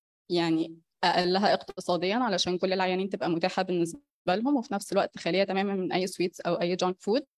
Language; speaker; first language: Arabic; native; Arabic